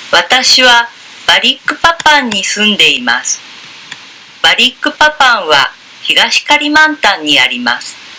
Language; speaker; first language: Japanese; non-native, learner; Indonesian